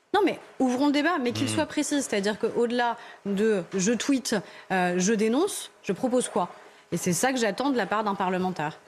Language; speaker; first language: French; native; French